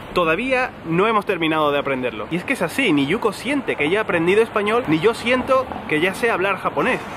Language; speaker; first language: Spanish; native; Spanish